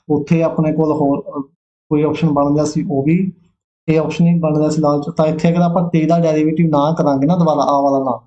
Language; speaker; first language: Hindi; non-native, local second language; Punjabi